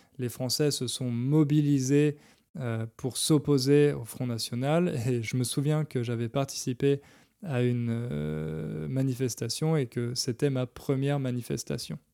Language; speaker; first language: French; native; French